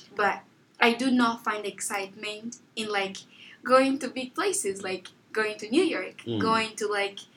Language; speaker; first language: English; non-native, fluent; Portuguese